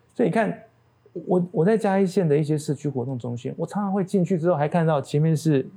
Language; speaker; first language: Chinese; native; Chinese